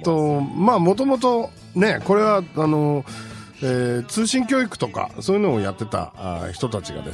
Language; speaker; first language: Japanese; native; Japanese